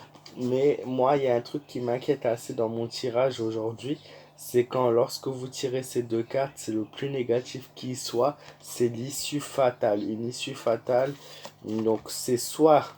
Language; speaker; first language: French; native; French